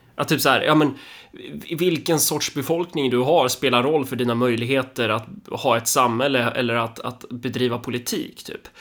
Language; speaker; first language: Swedish; early bilingual, other home language; Somali